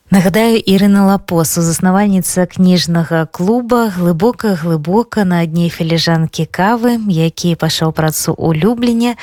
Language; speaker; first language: Belarusian; non-native, local second language; Russian